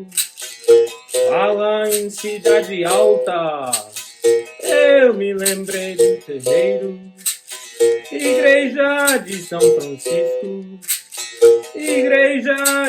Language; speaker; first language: Portuguese; non-native, fluent; English